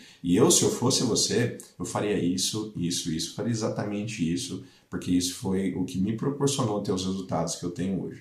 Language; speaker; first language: Portuguese; native; Portuguese